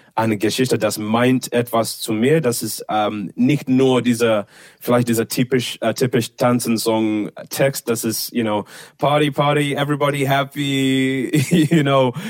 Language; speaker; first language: German; non-native, learner; English